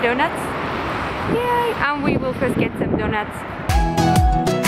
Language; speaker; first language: English; non-native, fluent; German